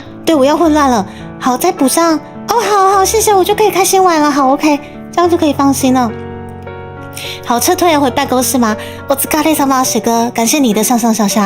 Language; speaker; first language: Chinese; native; Chinese